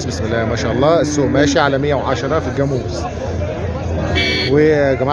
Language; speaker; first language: Arabic; native; Arabic